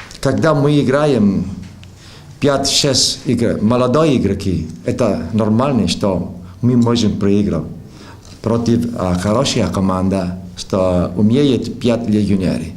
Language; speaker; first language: Russian; non-native, learner; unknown